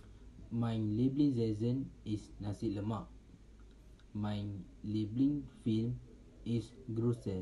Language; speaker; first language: German; non-native, learner; Malay